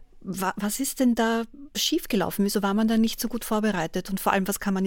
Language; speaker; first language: German; native; German